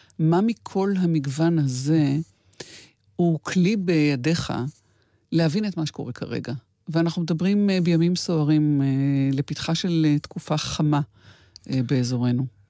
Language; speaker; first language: Hebrew; native; Hebrew